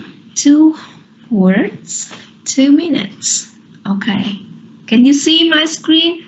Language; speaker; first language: English; non-native, fluent; Vietnamese